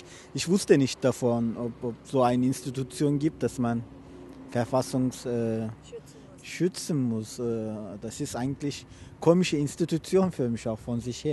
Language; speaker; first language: German; non-native, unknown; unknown